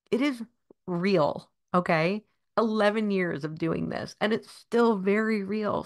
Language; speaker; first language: English; native; English